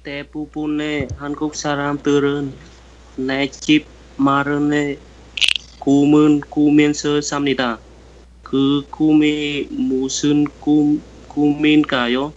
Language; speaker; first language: Korean; non-native, learner; Vietnamese